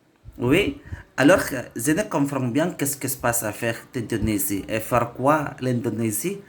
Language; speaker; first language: French; non-native, learner; Indonesian